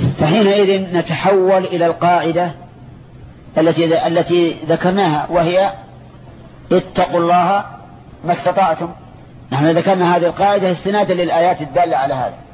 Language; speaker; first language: Arabic; native; Arabic